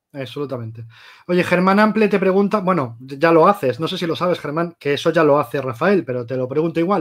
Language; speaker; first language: Spanish; native; Spanish